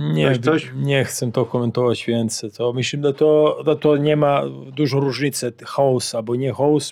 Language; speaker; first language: Polish; non-native, fluent; Serbian